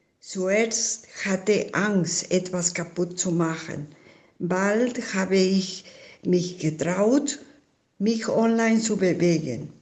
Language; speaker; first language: German; non-native, fluent; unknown